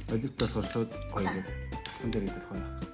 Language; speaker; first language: Mongolian; native; Mongolian